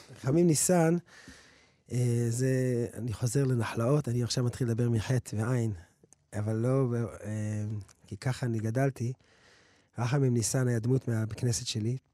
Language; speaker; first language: Hebrew; early bilingual, other home language; English